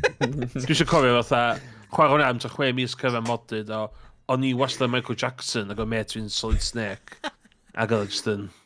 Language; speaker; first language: Welsh; native; Welsh